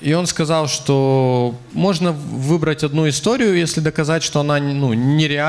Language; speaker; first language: Russian; native; Russian